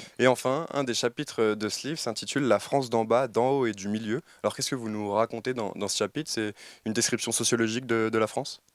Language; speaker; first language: French; native; French